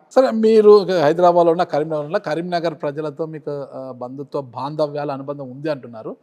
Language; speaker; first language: Telugu; native; Telugu